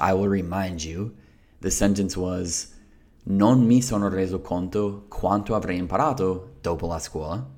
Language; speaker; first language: Italian; non-native, fluent; English